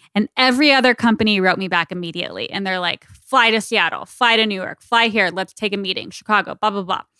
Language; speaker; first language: English; native; English